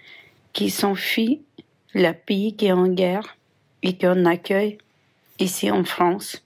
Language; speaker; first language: French; non-native, fluent; Ukrainian